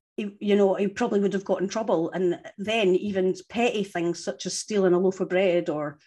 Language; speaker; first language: English; native; English